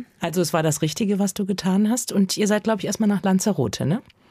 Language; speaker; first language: German; native; German